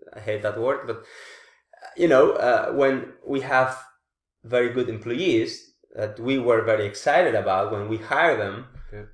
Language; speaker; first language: English; non-native, fluent; Spanish